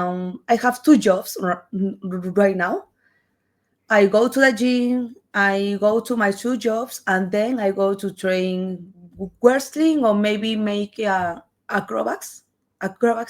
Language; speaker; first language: English; non-native, learner; Spanish